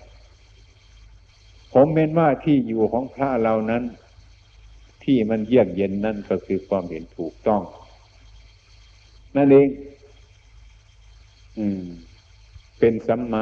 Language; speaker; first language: Thai; native; Thai